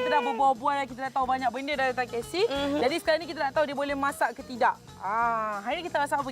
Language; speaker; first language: Malay; native; Malay